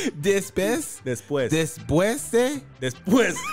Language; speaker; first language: Spanish; non-native, learner; English